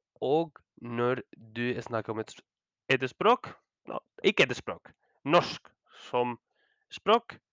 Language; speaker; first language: Norwegian; non-native, learner; Spanish